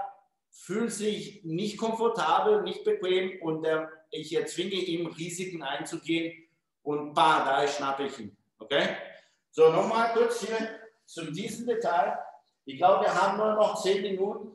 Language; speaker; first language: German; non-native, fluent; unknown